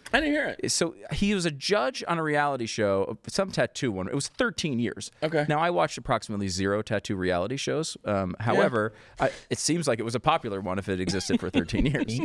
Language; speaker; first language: English; native; English